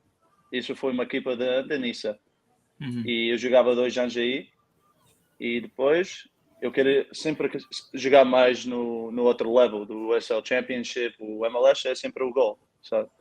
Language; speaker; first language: Portuguese; early bilingual, heritage; Portuguese